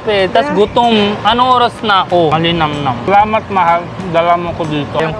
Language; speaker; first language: Filipino; non-native, learner; Punjabi